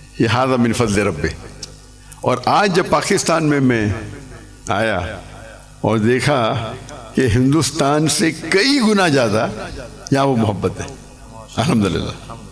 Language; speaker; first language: Urdu; non-native, local second language; English